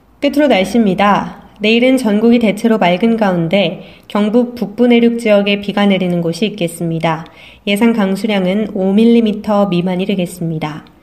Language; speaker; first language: Korean; native; Korean